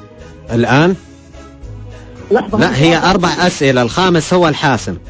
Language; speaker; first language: Arabic; native; Arabic